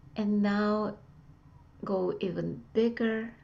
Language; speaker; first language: English; non-native, fluent; Russian